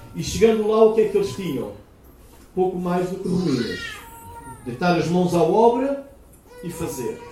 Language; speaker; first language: Portuguese; native; Portuguese